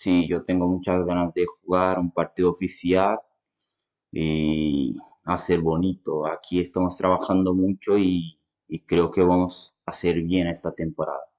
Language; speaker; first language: Spanish; non-native, fluent; Portuguese